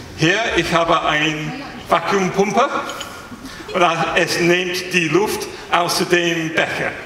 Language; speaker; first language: German; non-native, learner; English